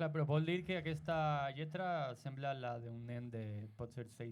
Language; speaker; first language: Catalan; non-native, learner; Spanish